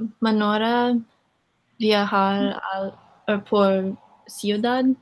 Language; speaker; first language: Spanish; non-native, learner; English